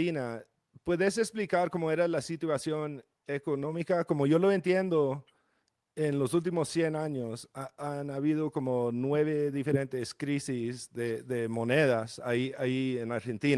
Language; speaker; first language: Spanish; non-native, fluent; English